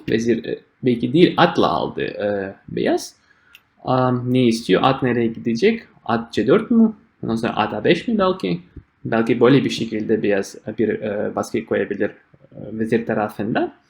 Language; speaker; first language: Turkish; non-native, fluent; Russian